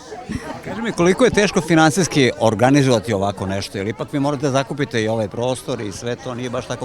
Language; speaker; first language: Serbian; native; Serbian